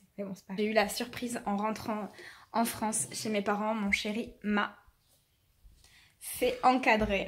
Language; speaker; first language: French; native; French